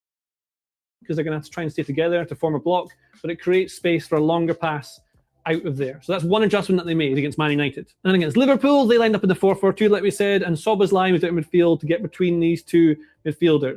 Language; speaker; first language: English; native; English